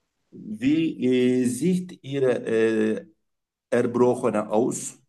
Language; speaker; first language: German; non-native, learner; Turkish